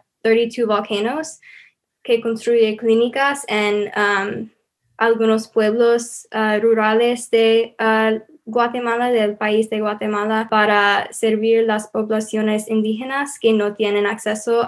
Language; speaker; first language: Spanish; non-native, learner; English